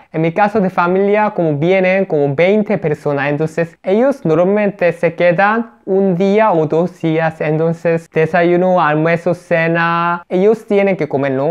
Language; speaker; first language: Spanish; non-native, learner; Korean